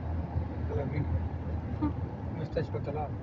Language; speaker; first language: Arabic; non-native, learner; Hindi